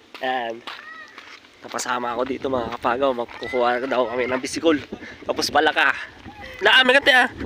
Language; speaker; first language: Filipino; non-native, local second language; Iloko